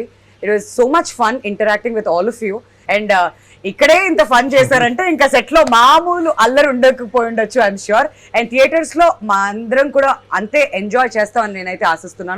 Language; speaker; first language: Telugu; native; Telugu